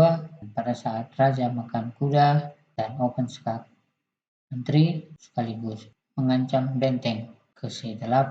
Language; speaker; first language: Indonesian; native; Indonesian